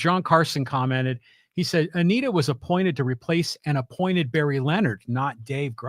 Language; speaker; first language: English; native; English